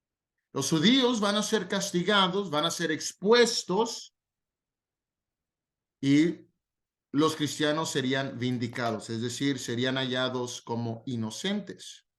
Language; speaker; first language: Spanish; native; Spanish